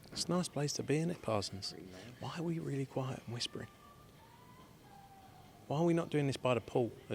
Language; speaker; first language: English; native; English